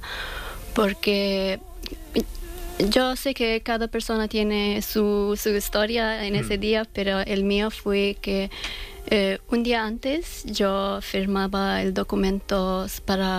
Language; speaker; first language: Spanish; non-native, learner; Persian